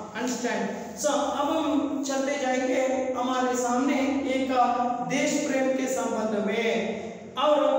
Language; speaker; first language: Hindi; non-native, local second language; Kannada